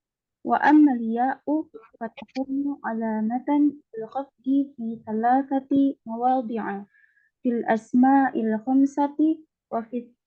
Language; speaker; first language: Arabic; non-native, learner; Indonesian